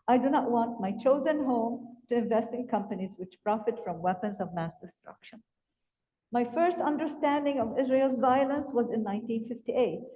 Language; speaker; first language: English; non-native, fluent; Arabic